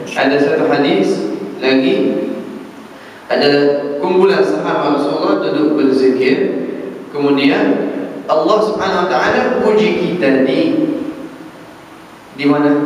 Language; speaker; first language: Malay; non-native, fluent; Arabic